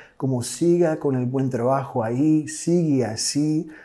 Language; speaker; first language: Spanish; non-native, fluent; English